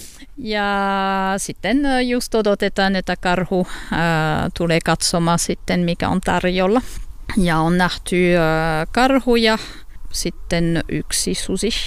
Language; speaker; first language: Finnish; non-native, learner; French